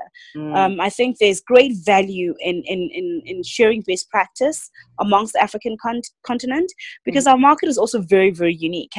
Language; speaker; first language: English; non-native, local second language; Zulu